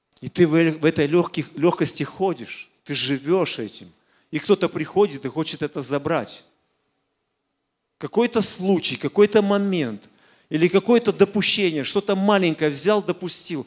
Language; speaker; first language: Russian; native; Russian